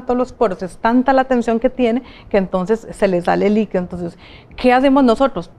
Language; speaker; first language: Spanish; native; Spanish